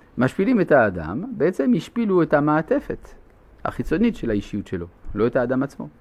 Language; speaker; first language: Hebrew; non-native, fluent; French